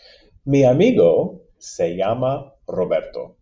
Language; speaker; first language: Spanish; non-native, fluent; English